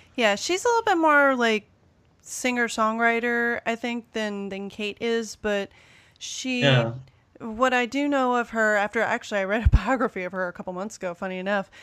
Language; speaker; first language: English; native; English